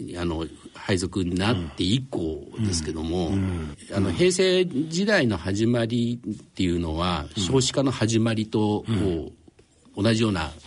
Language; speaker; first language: Japanese; native; Japanese